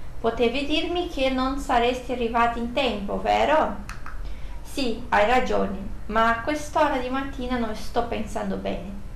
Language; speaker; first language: Italian; non-native, fluent; Portuguese